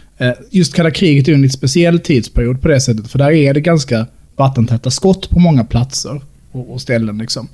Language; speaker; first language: Swedish; native; Swedish